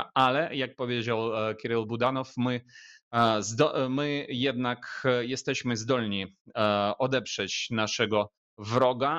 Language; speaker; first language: Polish; non-native, fluent; Ukrainian